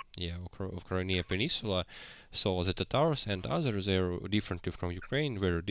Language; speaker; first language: English; non-native, learner; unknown